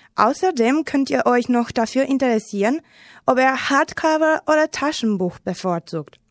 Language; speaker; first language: German; non-native, fluent; Romanian